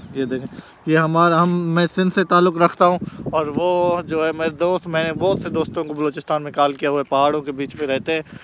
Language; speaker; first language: Urdu; non-native, local second language; Baluchi